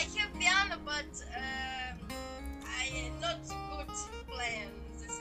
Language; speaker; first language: English; non-native, learner; Russian